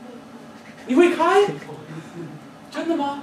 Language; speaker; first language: Chinese; non-native, fluent; English